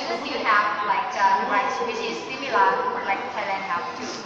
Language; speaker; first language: English; non-native, learner; Thai